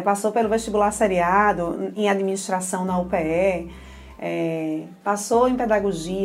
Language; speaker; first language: Portuguese; native; Portuguese